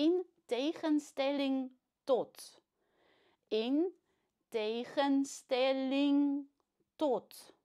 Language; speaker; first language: Dutch; non-native, fluent; Russian